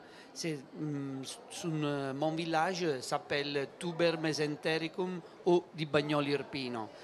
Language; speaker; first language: French; non-native, learner; Italian